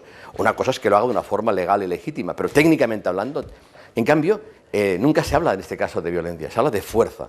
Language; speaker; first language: Spanish; native; Spanish